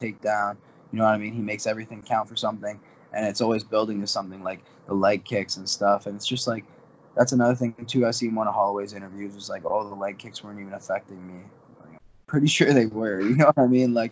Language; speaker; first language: English; native; English